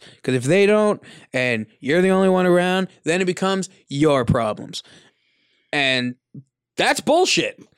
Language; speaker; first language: English; early bilingual, other home language; Italian